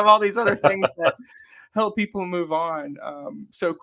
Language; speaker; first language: English; native; English